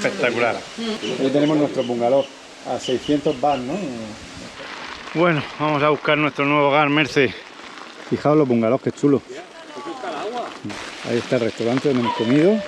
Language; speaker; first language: Spanish; native; Spanish